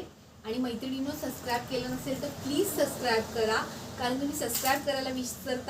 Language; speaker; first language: Marathi; native; Marathi